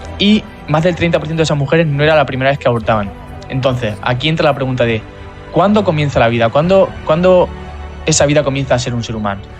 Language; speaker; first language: Spanish; native; Spanish